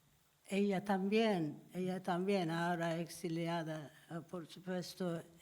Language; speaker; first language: Spanish; non-native, learner; Turkish